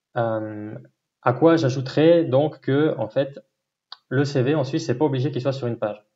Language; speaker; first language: French; native; French